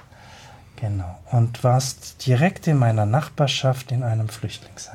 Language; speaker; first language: German; native; German